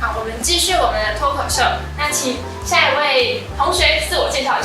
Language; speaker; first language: Chinese; native; Chinese